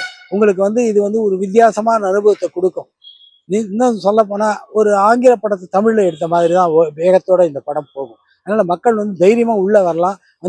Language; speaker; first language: Tamil; native; Tamil